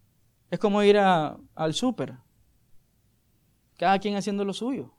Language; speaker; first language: Spanish; native; Spanish